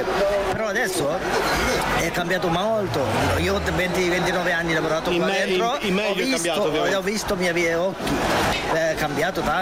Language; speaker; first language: Italian; non-native, learner; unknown